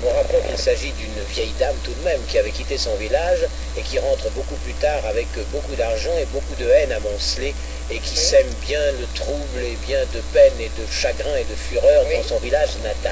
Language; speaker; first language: French; native; French